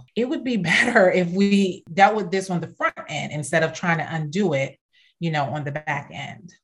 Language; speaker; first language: English; native; English